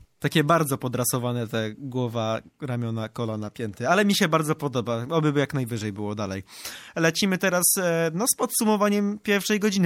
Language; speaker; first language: Polish; native; Polish